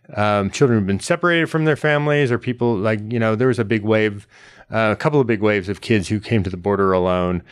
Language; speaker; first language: English; native; English